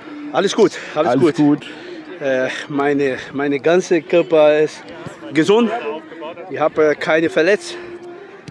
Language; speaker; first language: German; non-native, learner; Portuguese